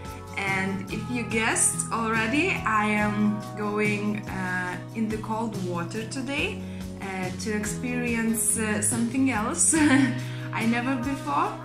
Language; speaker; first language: English; non-native, learner; Lithuanian